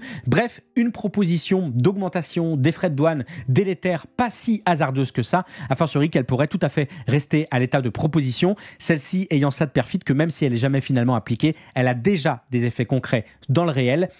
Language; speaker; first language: French; native; French